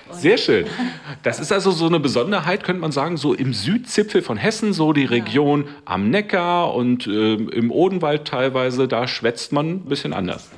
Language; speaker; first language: German; native; German